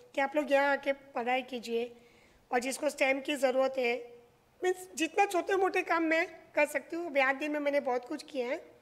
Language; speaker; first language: Hindi; non-native, local second language; Marathi